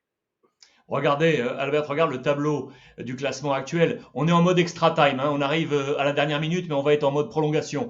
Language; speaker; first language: French; native; French